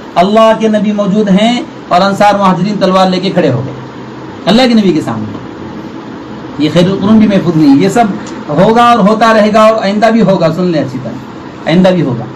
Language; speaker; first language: Urdu; native; Urdu